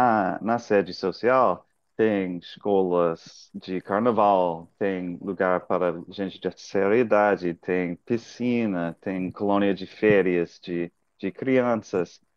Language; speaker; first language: Portuguese; non-native, fluent; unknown